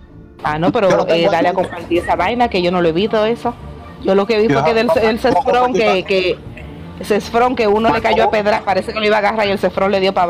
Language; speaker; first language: Spanish; native; Spanish